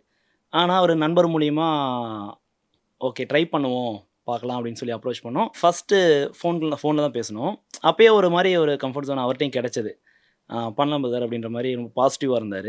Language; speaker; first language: Tamil; native; Tamil